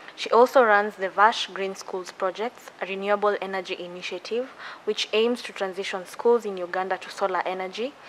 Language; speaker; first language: English; non-native, local second language; Kalenjin